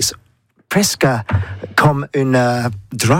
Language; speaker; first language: French; non-native, learner; English